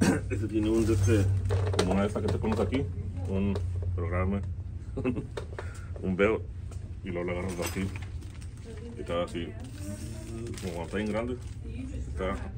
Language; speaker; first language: Spanish; early bilingual, heritage; Spanish